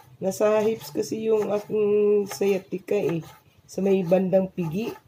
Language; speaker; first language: Filipino; non-native, local second language; Cebuano